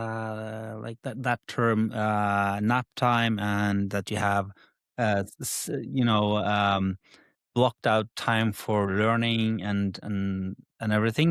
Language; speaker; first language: English; non-native, fluent; Norwegian